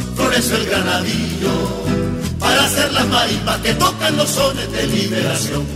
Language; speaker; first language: Spanish; native; Spanish